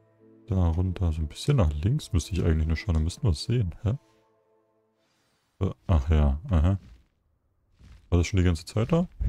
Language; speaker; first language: German; native; German